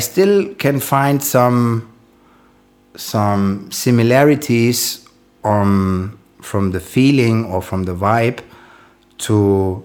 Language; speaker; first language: English; non-native, fluent; German